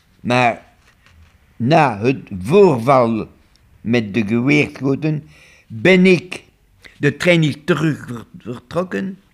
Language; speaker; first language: Dutch; non-native, local second language; French